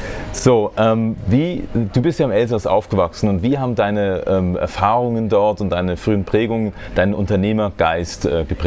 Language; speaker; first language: German; native; German